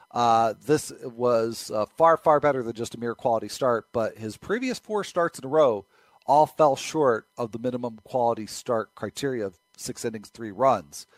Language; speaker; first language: English; native; English